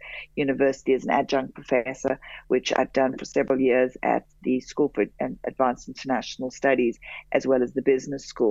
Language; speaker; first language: English; native; English